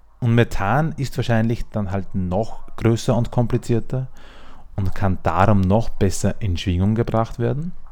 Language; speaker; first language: German; native; German